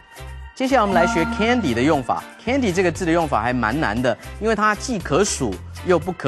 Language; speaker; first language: Chinese; native; Chinese